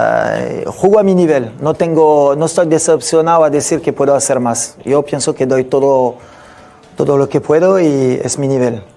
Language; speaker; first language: Spanish; non-native, fluent; French